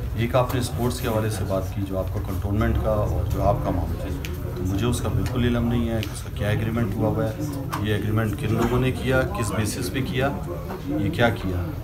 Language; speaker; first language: Urdu; non-native, local second language; Pashto